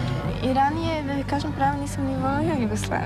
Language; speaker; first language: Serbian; early bilingual, heritage; Croatian